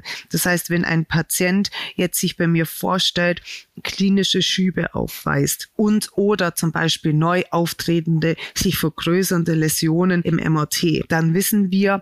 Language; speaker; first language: German; native; German